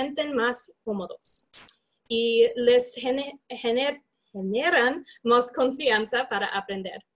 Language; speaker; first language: Spanish; non-native, fluent; English